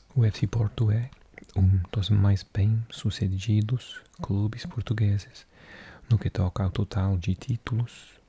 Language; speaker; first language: Portuguese; non-native, learner; English